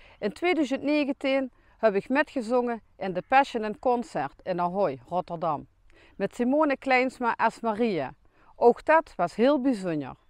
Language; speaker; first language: Dutch; native; Dutch